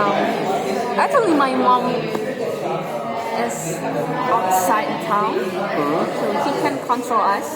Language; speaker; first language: English; non-native, learner; Indonesian